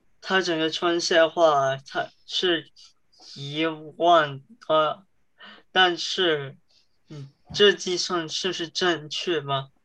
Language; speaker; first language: Chinese; early bilingual, heritage; Chinese